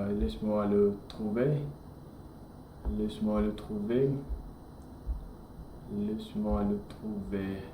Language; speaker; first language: French; non-native, learner; English